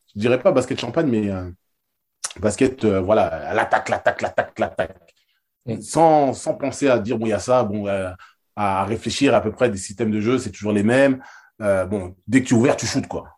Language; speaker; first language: French; native; French